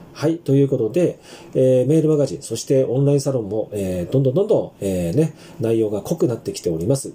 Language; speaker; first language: Japanese; native; Japanese